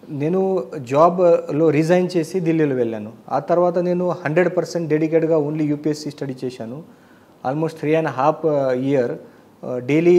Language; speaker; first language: Telugu; non-native, learner; Marathi